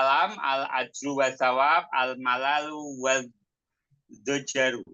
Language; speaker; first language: Arabic; non-native, fluent; Indonesian